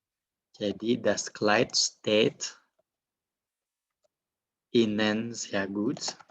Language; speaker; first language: German; non-native, fluent; Indonesian